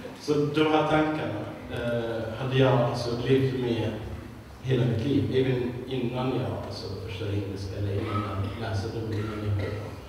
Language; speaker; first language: Swedish; non-native, fluent; Arabic